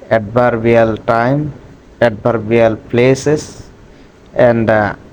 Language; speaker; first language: English; non-native, local second language; Bangla